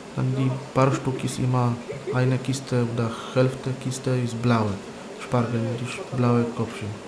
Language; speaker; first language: German; non-native, learner; Polish